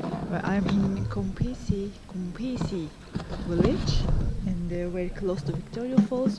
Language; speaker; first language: English; non-native, learner; Turkish